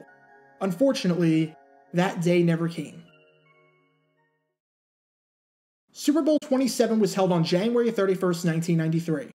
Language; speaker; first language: English; native; English